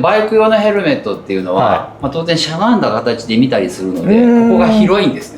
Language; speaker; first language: Japanese; native; Japanese